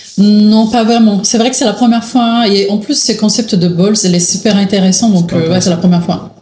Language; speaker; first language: French; non-native, fluent; Portuguese